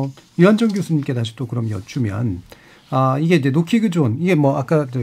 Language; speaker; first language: Korean; native; Korean